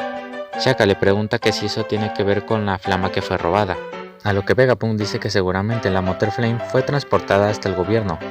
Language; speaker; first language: Spanish; native; Spanish